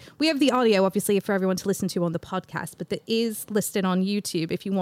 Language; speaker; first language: English; native; English